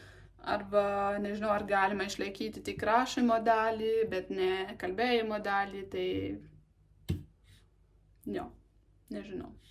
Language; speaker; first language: Lithuanian; non-native, learner; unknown